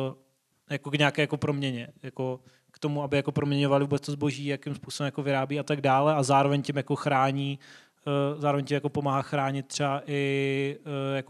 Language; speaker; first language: Czech; native; Czech